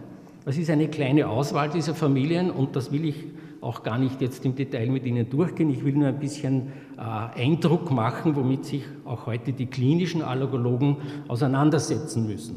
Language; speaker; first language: German; native; German